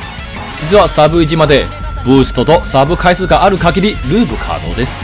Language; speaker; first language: Japanese; non-native, fluent; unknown